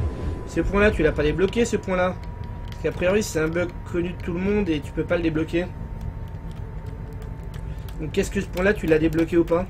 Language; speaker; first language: French; native; French